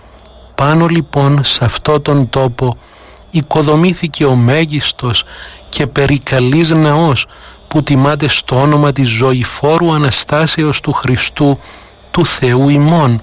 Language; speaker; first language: Greek; native; Greek